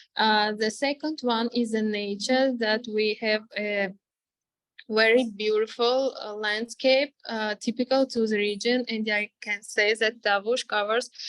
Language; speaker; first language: English; non-native, fluent; Armenian